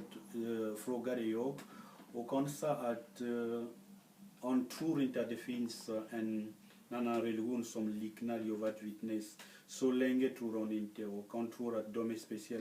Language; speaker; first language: Swedish; non-native, fluent; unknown